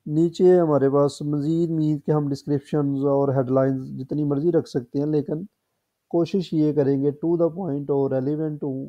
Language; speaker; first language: Urdu; non-native, local second language; Punjabi